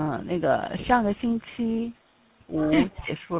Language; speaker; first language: Chinese; non-native, fluent; Korean